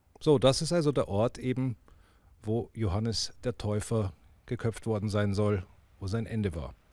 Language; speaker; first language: German; native; German